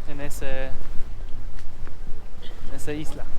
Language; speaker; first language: Spanish; non-native, learner; German